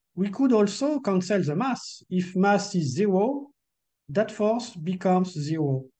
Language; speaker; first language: English; non-native, fluent; French